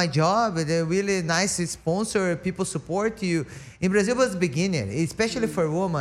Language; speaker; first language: English; non-native, learner; Portuguese